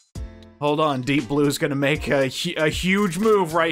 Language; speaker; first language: English; native; English